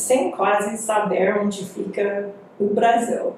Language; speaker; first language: Portuguese; non-native, fluent; English